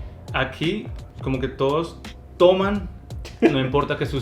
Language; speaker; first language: Spanish; native; Spanish